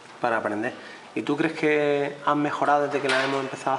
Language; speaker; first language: Spanish; native; Spanish